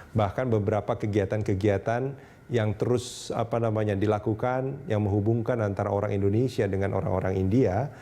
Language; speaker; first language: Indonesian; native; Indonesian